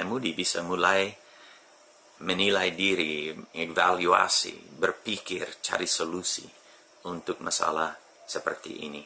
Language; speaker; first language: Indonesian; non-native, fluent; English